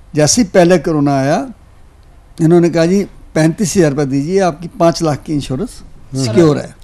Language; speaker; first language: Hindi; native; Hindi